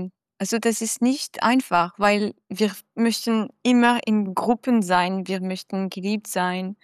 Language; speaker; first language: German; non-native, fluent; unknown